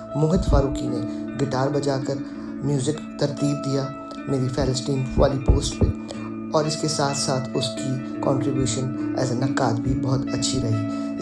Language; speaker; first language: Urdu; native; Urdu